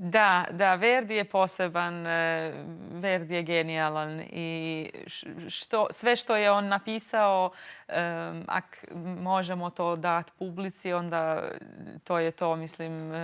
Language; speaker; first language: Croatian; non-native, local second language; Albanian